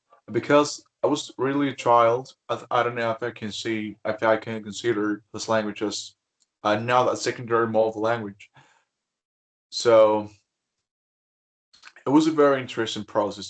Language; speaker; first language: English; non-native, fluent; Spanish